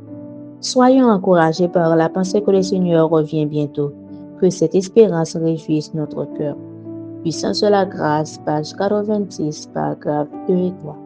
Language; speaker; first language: French; non-native, local second language; Haitian Creole